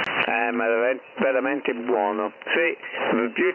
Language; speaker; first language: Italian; non-native, learner; English